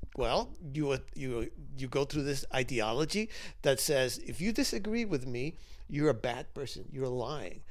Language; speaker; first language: English; early bilingual, other home language; Spanish